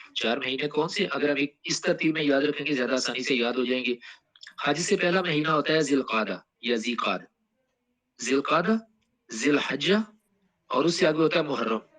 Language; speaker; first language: Urdu; non-native, local second language; Punjabi